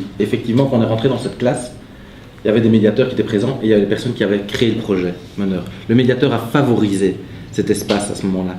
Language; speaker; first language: French; native; French